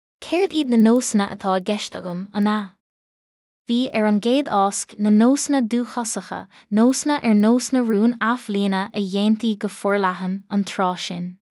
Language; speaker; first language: Irish; native; Irish